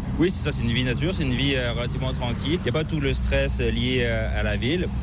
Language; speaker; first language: French; native; French